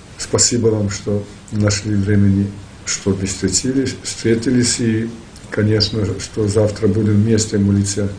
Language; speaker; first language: Russian; non-native, learner; Serbian